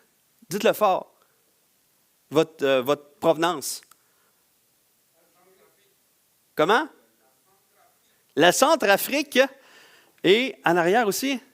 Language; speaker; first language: French; native; French